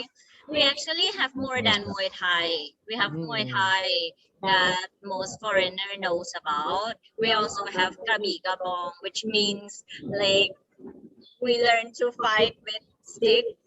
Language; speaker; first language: English; non-native, learner; Thai